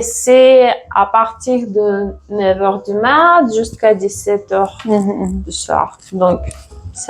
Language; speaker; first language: French; non-native, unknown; Russian